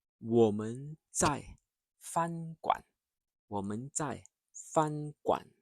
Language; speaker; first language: Chinese; non-native, fluent; English